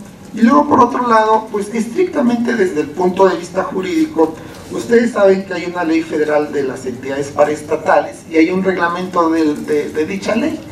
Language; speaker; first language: Spanish; native; Spanish